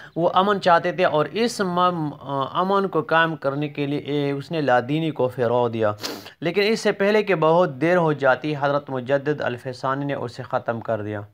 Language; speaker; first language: Urdu; non-native, local second language; Pashto